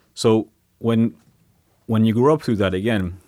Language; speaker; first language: English; native; English